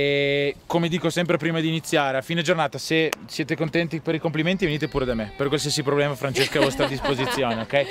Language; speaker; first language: Italian; native; Italian